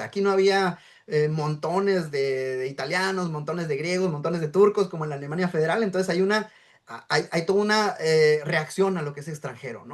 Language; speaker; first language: Spanish; native; Spanish